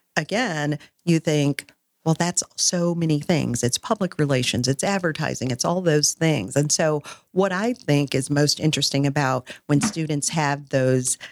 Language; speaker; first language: English; native; English